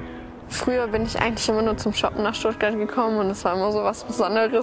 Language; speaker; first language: German; native; German